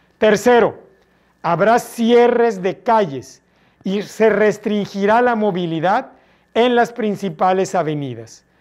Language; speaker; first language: Spanish; native; Spanish